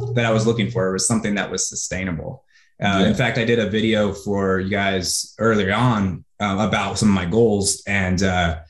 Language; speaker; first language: English; native; English